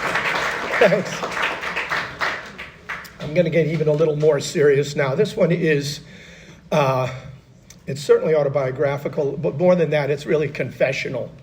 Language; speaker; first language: English; native; English